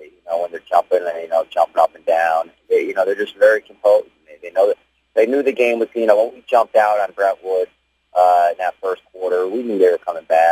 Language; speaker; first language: English; native; English